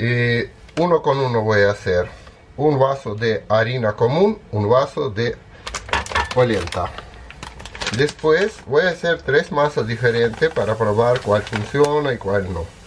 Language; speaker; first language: Spanish; non-native, fluent; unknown